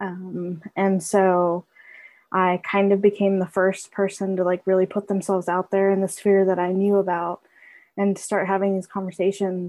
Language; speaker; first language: English; native; English